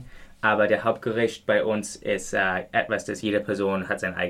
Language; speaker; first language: German; non-native, learner; English